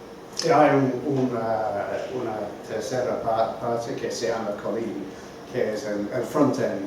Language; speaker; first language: Spanish; non-native, fluent; English